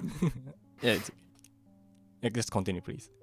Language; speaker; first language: English; non-native, fluent; Japanese